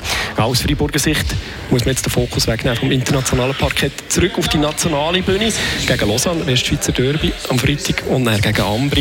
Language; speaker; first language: German; native; German